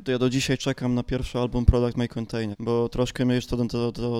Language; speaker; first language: Polish; native; Polish